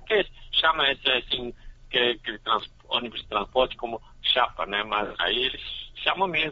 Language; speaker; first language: Portuguese; non-native, fluent; Chinese